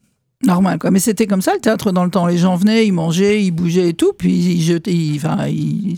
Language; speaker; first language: French; native; French